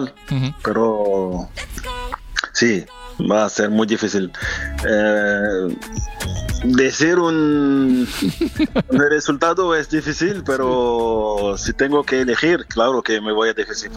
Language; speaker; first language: Spanish; non-native, fluent; French